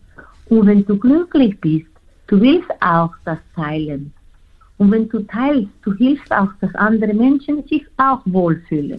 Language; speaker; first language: German; non-native, fluent; Spanish